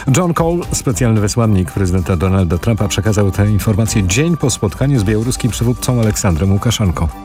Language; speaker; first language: Polish; native; Polish